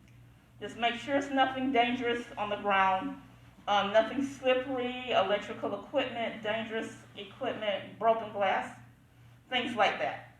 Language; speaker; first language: English; native; English